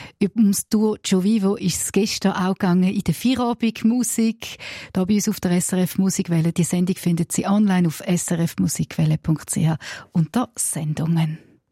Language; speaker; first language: German; native; German